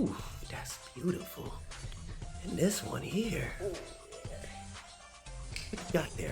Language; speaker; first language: English; native; English